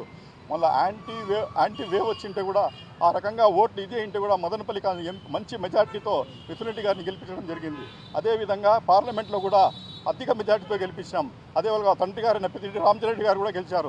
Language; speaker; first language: Telugu; native; Telugu